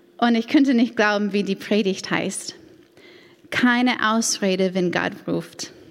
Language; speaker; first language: German; non-native, fluent; English